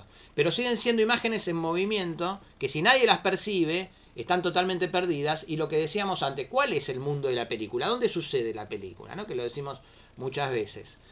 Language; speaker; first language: Spanish; native; Spanish